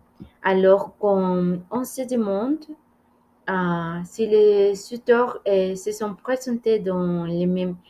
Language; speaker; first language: French; non-native, learner; Spanish